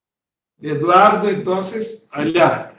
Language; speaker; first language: Spanish; non-native, learner; Portuguese